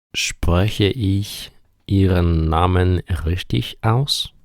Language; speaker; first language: German; non-native, fluent; Ukrainian